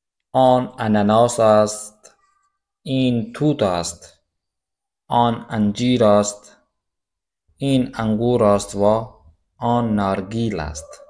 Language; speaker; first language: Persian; non-native, fluent; Urdu